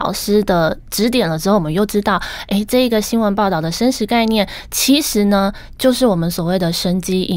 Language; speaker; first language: Chinese; native; Chinese